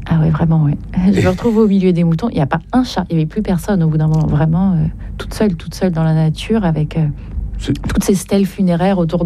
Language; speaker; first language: French; native; French